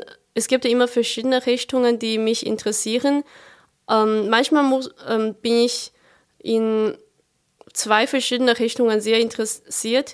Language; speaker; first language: German; non-native, fluent; Chinese